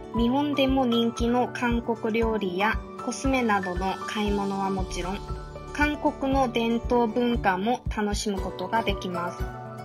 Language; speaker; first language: Japanese; non-native, fluent; Korean